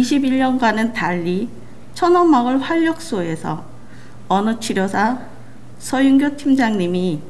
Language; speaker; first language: Korean; native; Korean